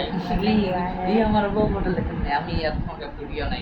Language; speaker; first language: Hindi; non-native, local second language; Bangla